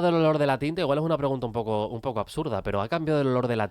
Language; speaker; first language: Spanish; native; Spanish